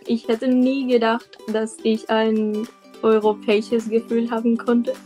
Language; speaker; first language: German; non-native, learner; Spanish